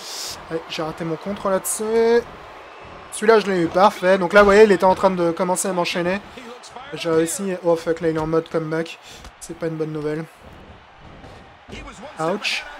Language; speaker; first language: French; native; French